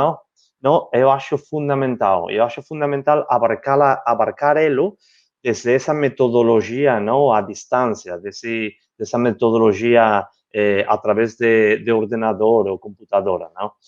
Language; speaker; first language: Portuguese; non-native, learner; Spanish